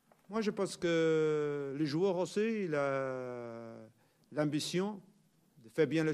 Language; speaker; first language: French; non-native, learner; Portuguese